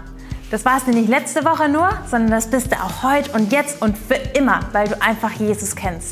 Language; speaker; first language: German; native; German